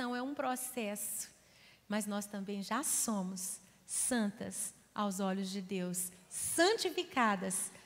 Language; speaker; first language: Portuguese; native; Portuguese